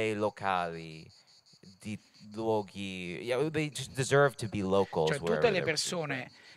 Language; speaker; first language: Italian; non-native, learner; English